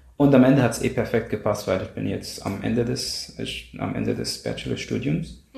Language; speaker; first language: German; non-native, fluent; Arabic